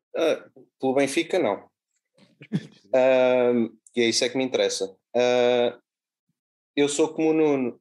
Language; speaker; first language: Portuguese; native; Portuguese